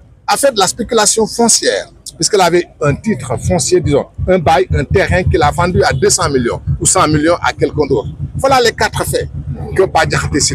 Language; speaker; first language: French; non-native, local second language; Wolof